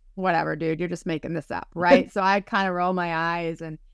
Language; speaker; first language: English; native; English